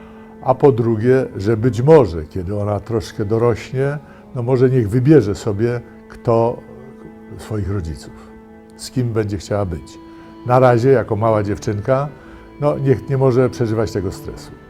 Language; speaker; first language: Polish; native; Polish